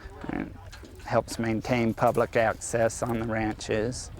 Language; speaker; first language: English; native; English